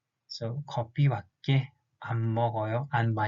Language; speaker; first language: Korean; non-native, fluent; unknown